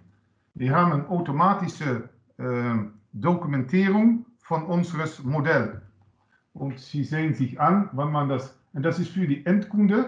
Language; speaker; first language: German; non-native, learner; Dutch